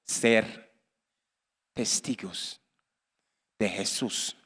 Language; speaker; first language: Spanish; non-native, learner; English